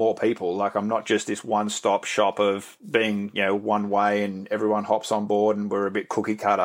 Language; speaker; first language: English; native; English